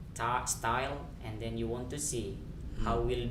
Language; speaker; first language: English; non-native, fluent; Indonesian